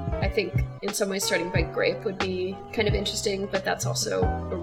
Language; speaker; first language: English; native; English